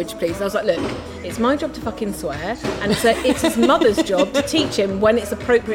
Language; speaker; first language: English; native; English